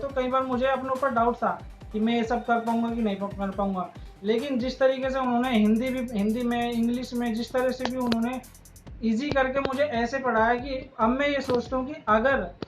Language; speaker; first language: Hindi; native; Hindi